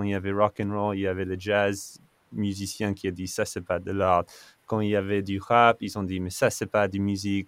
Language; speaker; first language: French; non-native, fluent; English